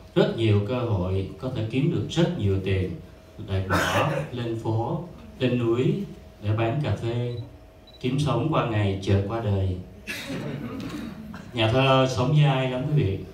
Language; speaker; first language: Vietnamese; native; Vietnamese